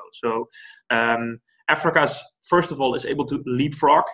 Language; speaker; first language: English; non-native, fluent; Dutch